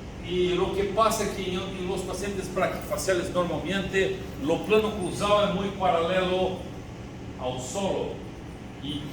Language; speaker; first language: Spanish; non-native, learner; Portuguese